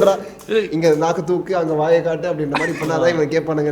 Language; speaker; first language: Tamil; native; Tamil